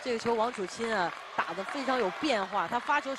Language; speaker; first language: Chinese; native; Chinese